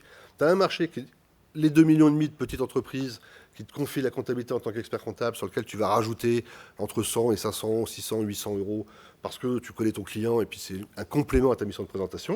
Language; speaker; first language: French; native; French